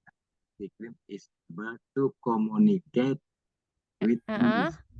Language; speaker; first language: English; non-native, learner; Indonesian